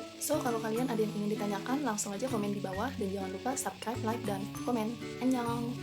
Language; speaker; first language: Indonesian; native; Indonesian